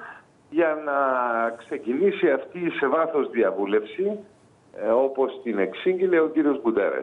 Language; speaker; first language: Greek; native; Greek